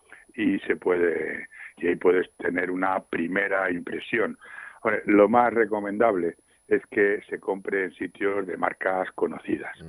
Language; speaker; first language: Spanish; native; Spanish